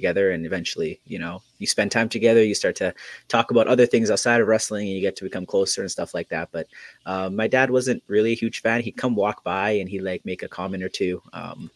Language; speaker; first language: English; native; English